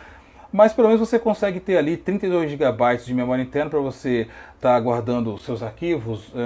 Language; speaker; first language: Portuguese; native; Portuguese